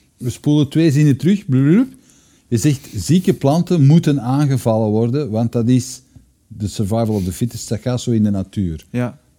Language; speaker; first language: Dutch; native; Dutch